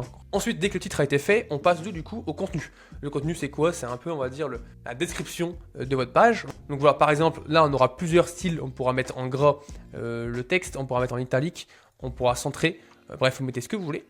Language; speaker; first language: French; native; French